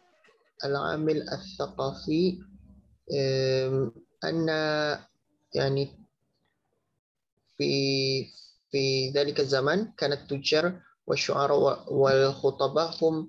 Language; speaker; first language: Arabic; non-native, learner; Malay